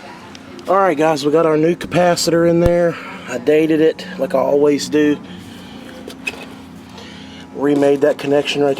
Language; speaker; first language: English; native; English